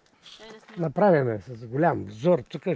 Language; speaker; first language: Bulgarian; native; Bulgarian